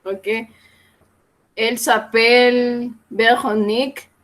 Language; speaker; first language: French; non-native, learner; Spanish